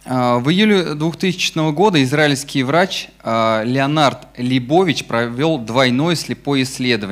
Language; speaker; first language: Russian; native; Russian